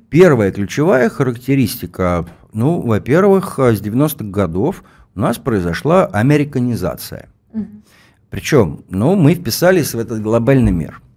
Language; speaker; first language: Russian; native; Russian